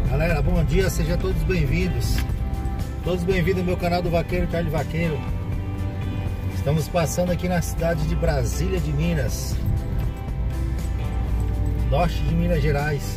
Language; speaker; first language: Portuguese; native; Portuguese